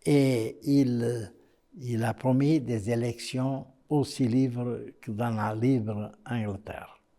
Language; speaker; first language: French; non-native, fluent; Portuguese